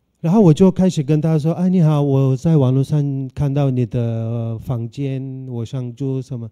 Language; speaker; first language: Chinese; non-native, fluent; Turkish